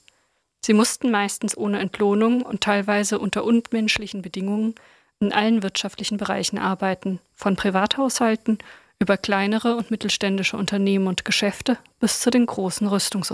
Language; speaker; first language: German; native; German